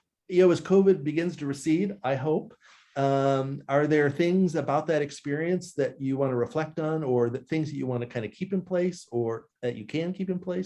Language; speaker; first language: English; native; English